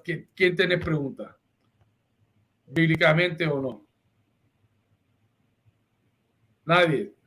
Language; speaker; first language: Spanish; early bilingual, heritage; Spanish